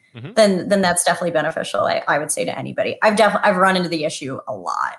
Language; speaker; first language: English; native; English